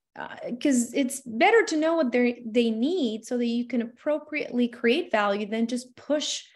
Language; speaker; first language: English; non-native, fluent; Albanian